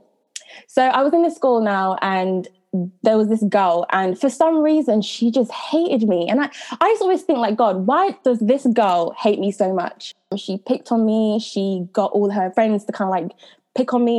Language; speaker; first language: English; native; English